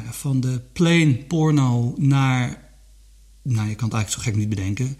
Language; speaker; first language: Dutch; native; Dutch